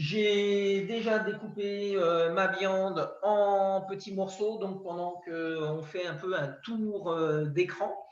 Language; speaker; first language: French; native; French